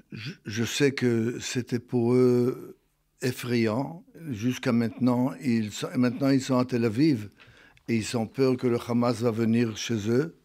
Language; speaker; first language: French; non-native, fluent; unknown